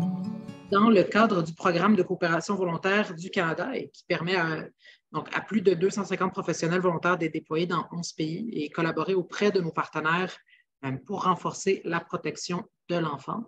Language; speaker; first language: French; native; French